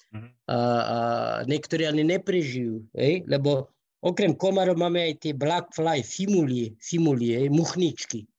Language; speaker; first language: Slovak; non-native, fluent; Persian